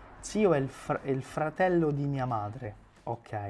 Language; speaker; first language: Italian; non-native, fluent; Portuguese